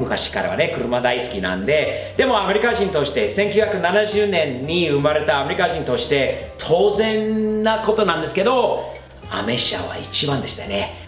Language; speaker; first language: Japanese; non-native, fluent; English